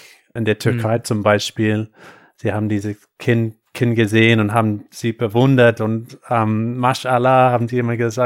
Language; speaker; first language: German; non-native, fluent; English